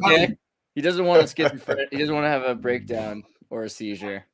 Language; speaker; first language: English; native; English